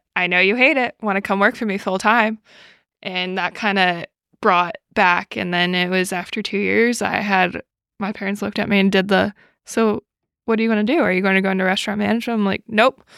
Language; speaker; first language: English; native; English